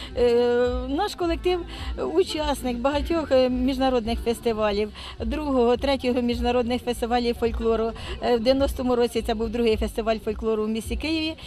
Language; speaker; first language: Ukrainian; native; Ukrainian